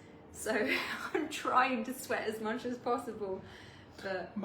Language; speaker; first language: English; native; English